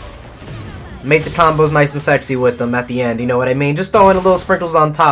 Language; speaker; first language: English; native; English